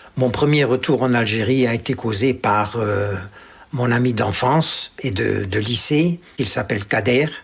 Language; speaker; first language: French; native; French